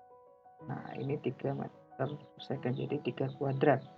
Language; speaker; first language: Indonesian; native; Indonesian